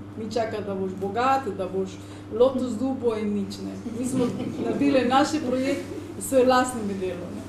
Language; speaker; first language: Slovenian; non-native, learner; Spanish